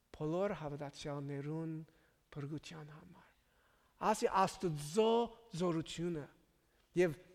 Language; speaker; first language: Armenian; native; Armenian